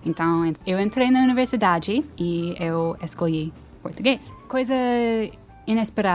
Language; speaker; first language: Portuguese; non-native, fluent; English